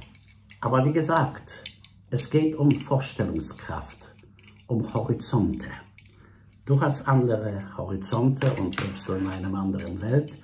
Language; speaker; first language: German; non-native, fluent; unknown